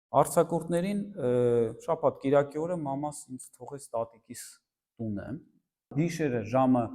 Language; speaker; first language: Armenian; early bilingual, heritage; Armenian